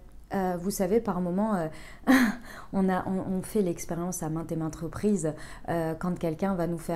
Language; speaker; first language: French; native; French